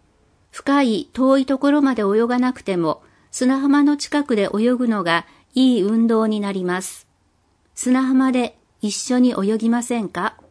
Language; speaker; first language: Japanese; non-native, fluent; English